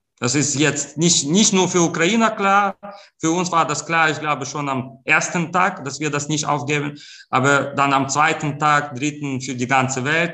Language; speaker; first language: German; non-native, fluent; Ukrainian